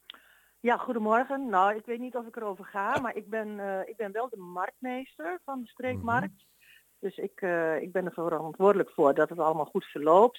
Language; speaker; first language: Dutch; native; Dutch